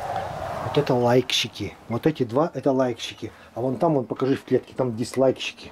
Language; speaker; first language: Russian; native; Russian